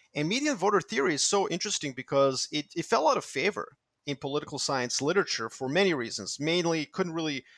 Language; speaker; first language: English; non-native, fluent; Serbian